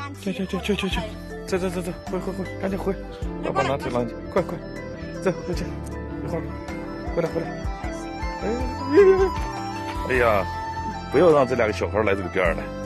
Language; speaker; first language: Chinese; native; Chinese